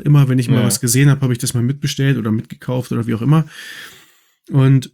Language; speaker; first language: German; native; German